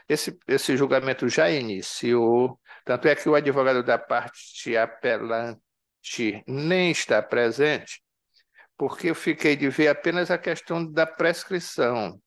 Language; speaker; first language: Portuguese; native; Portuguese